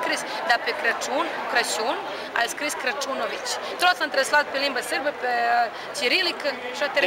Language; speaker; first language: Romanian; early bilingual, heritage; Romanian